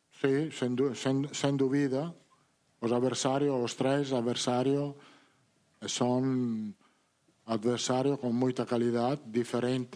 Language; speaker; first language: Portuguese; non-native, learner; Italian